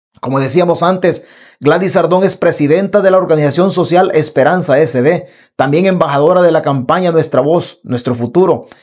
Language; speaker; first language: Spanish; native; Spanish